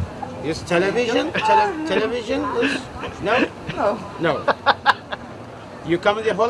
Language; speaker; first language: English; non-native, learner; Turkish